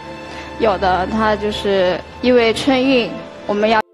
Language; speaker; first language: Chinese; native; Chinese